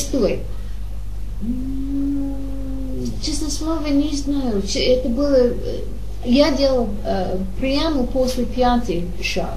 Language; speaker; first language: Russian; non-native, learner; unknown